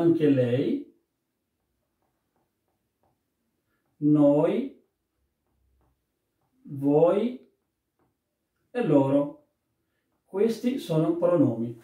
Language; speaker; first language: Italian; non-native, fluent; Urdu